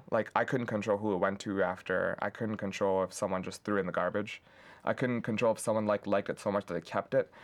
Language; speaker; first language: English; non-native, local second language; Urdu